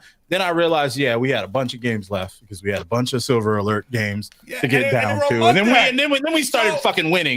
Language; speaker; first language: English; native; English